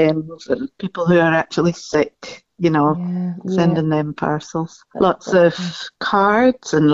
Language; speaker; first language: English; native; English